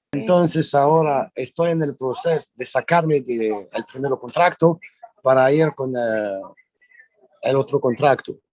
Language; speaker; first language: Spanish; non-native, learner; French